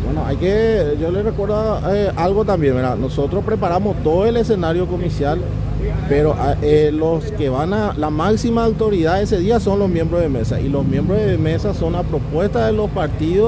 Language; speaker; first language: Spanish; native; Spanish